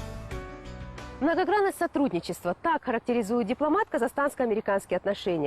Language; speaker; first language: Russian; native; Russian